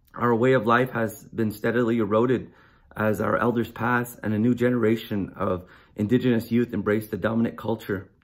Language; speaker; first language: English; native; English